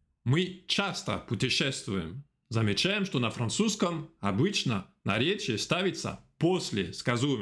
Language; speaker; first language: Russian; non-native, fluent; French